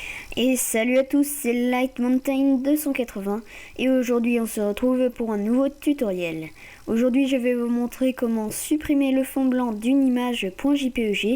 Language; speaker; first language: French; native; French